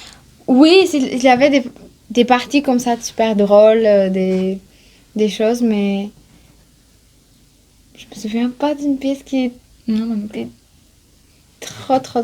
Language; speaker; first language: French; non-native, fluent; Bulgarian